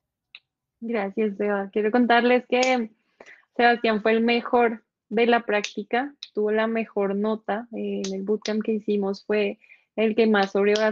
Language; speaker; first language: Spanish; native; Spanish